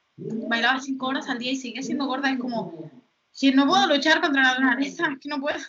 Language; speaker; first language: Spanish; native; Spanish